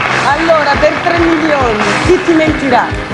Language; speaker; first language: Italian; native; Italian